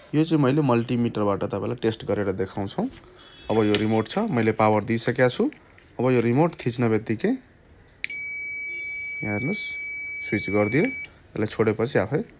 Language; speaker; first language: Nepali; native; Nepali